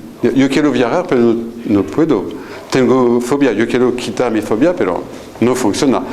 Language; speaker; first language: Spanish; non-native, fluent; French